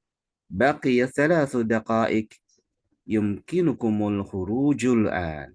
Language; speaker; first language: Arabic; non-native, fluent; Indonesian